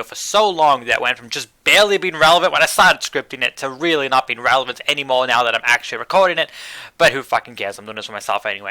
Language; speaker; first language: English; native; English